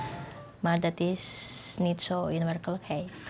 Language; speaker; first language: Dutch; non-native, learner; Indonesian